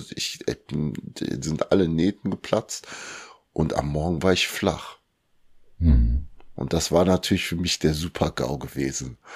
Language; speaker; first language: German; early bilingual, other home language; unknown